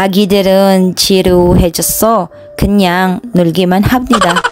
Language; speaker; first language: Korean; non-native, learner; Filipino